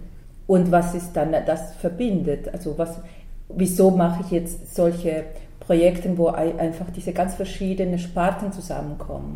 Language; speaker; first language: German; non-native, fluent; Spanish